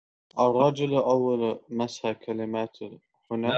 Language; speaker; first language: Arabic; non-native, learner; English